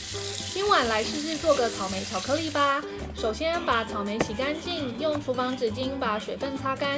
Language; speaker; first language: Chinese; native; Chinese